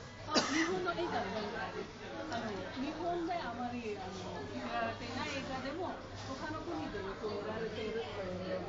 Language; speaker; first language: Japanese; non-native, fluent; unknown